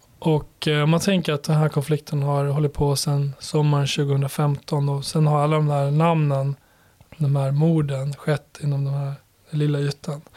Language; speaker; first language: Swedish; early bilingual, other home language; Albanian